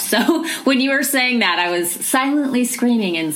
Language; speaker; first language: English; native; English